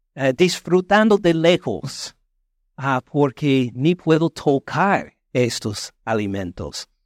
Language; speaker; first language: Spanish; non-native, fluent; English